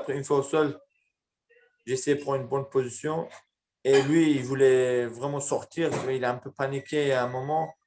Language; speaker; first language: French; early bilingual, other home language; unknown